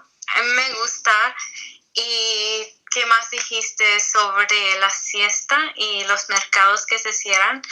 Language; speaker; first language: Spanish; early bilingual, heritage; Spanish